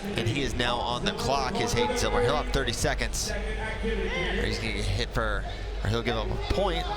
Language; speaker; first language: English; native; English